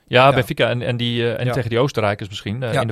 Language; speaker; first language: Dutch; native; Dutch